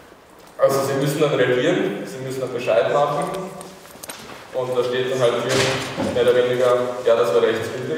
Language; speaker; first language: German; native; German